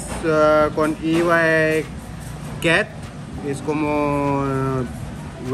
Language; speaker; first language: Spanish; non-native, learner; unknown